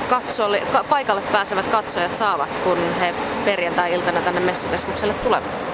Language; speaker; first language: Finnish; native; Finnish